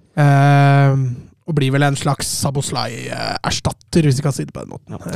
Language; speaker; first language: Norwegian; native; Norwegian